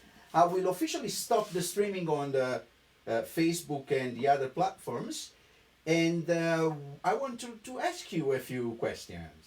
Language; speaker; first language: English; non-native, fluent; Italian